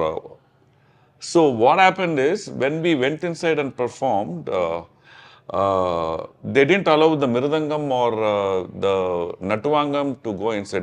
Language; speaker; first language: English; non-native, local second language; Malayalam